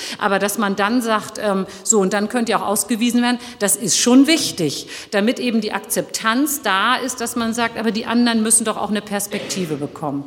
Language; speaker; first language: German; early bilingual, other home language; Turkish